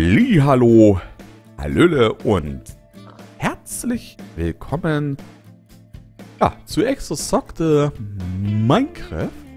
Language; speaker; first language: German; native; German